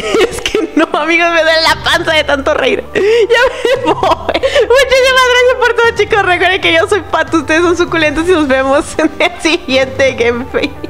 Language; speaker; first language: Spanish; native; Spanish